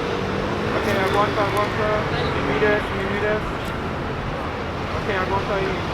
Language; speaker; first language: Spanish; non-native, learner; English